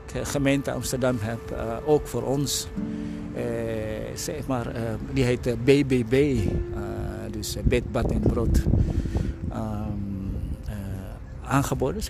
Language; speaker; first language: Dutch; non-native, fluent; Indonesian